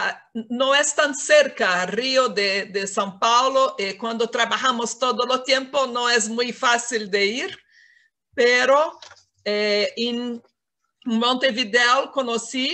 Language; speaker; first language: Spanish; non-native, fluent; Portuguese